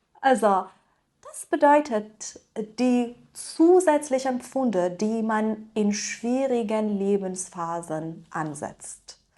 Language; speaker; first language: German; non-native, fluent; Persian